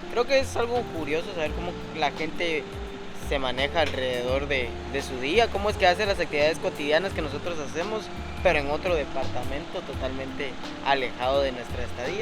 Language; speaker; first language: Spanish; native; Spanish